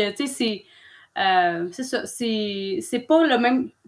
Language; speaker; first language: French; native; French